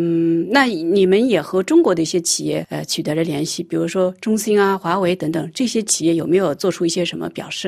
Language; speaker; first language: Chinese; native; Chinese